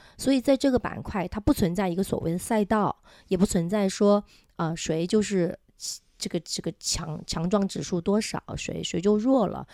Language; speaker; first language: Chinese; non-native, local second language; Min Nan Chinese